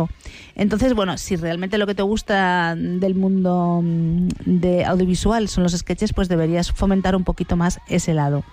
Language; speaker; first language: Spanish; native; Spanish